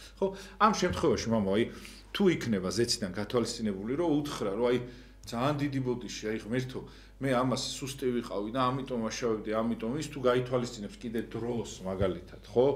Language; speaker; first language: Georgian; native; Georgian